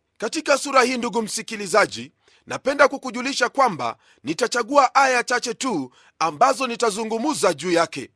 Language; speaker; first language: Swahili; non-native, local second language; Luyia